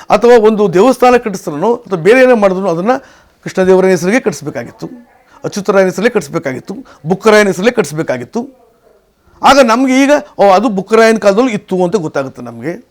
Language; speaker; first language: Kannada; native; Kannada